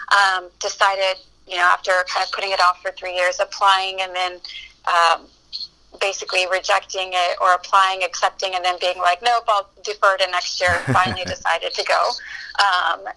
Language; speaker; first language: English; early bilingual, other home language; Spanish